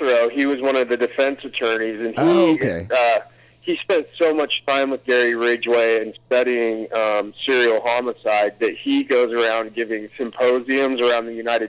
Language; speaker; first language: English; native; English